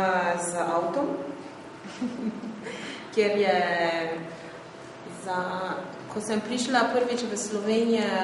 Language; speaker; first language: Slovenian; non-native, fluent; French